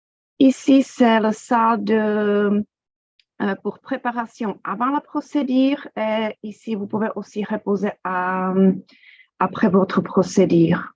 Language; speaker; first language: French; non-native, fluent; Czech